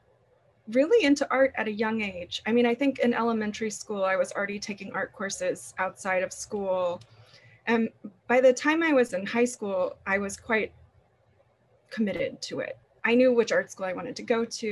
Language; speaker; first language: English; native; English